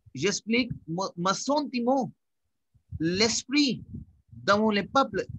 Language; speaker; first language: French; non-native, learner; Hindi